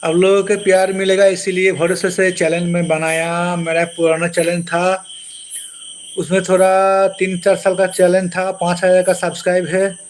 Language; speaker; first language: Hindi; non-native, local second language; Bangla